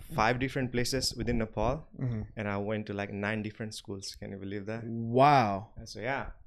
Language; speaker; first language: English; non-native, local second language; Nepali